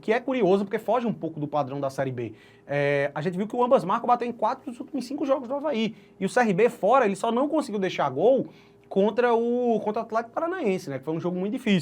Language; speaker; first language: Portuguese; native; Portuguese